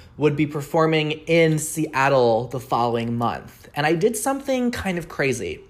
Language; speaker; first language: English; native; English